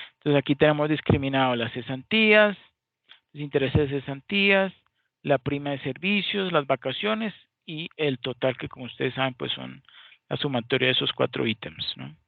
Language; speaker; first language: Spanish; native; Spanish